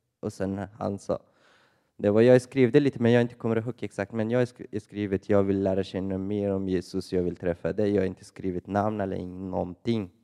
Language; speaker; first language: Swedish; non-native, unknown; Persian